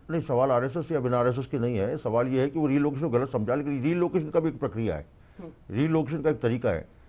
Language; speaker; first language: Hindi; native; Hindi